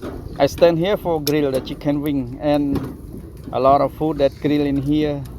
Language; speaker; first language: English; non-native, learner; Khmer